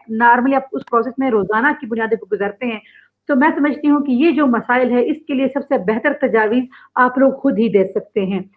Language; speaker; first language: Urdu; non-native, local second language; Pashto